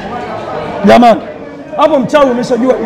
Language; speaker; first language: Swahili; native; Swahili